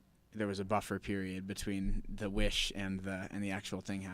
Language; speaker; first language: English; native; English